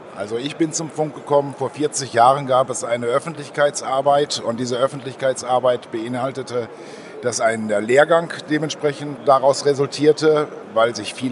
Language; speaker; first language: German; native; German